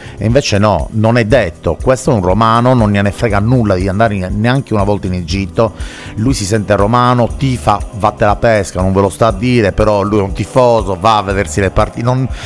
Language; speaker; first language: Italian; native; Italian